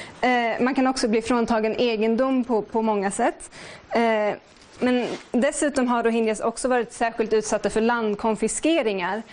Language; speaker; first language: Swedish; native; Swedish